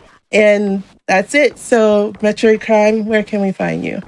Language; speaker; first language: English; native; English